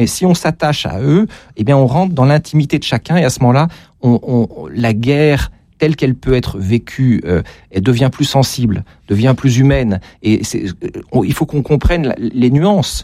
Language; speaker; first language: French; native; French